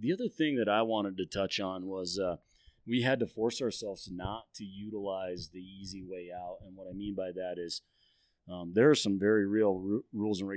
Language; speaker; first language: English; native; English